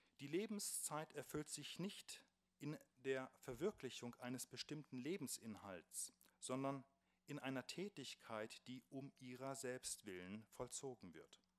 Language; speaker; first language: German; native; German